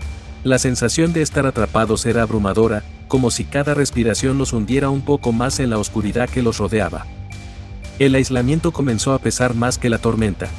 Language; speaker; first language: Spanish; native; Spanish